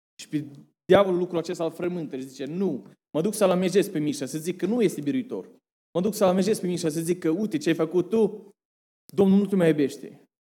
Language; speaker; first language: Romanian; early bilingual, heritage; Romanian